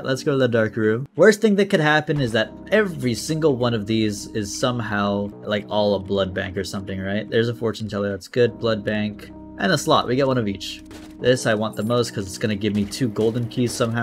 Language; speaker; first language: English; native; English